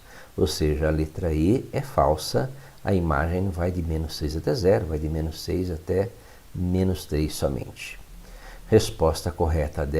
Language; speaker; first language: Portuguese; native; Portuguese